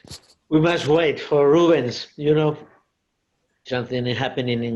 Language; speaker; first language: English; non-native, learner; Portuguese